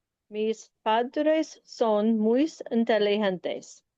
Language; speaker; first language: Spanish; non-native, learner; English